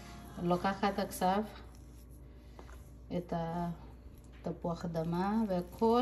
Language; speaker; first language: Hebrew; non-native, fluent; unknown